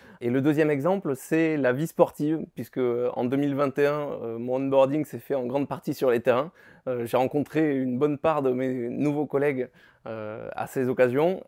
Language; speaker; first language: French; native; French